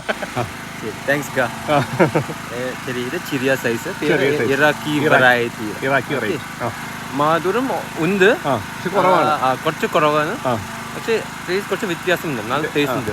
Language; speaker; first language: Malayalam; non-native, learner; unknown